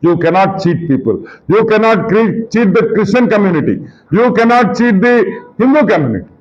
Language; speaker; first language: English; non-native, local second language; Telugu